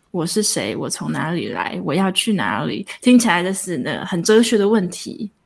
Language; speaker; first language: Chinese; native; Chinese